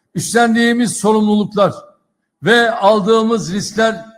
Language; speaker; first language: Turkish; native; Turkish